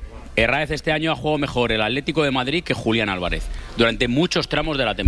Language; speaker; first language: Spanish; native; Spanish